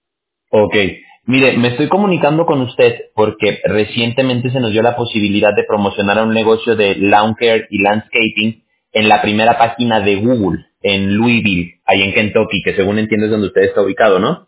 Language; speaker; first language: Spanish; native; Spanish